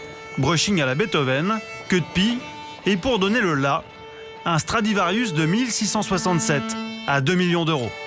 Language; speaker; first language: French; native; French